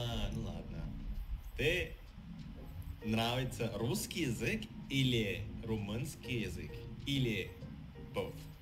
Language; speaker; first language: Russian; non-native, learner; Indonesian